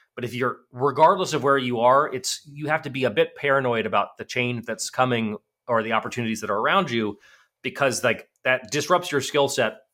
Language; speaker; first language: English; native; English